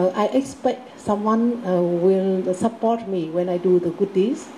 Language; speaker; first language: English; non-native, learner; Vietnamese